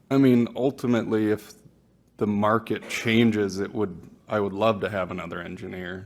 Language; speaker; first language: English; native; English